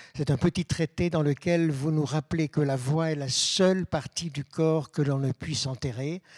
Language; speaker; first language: French; native; French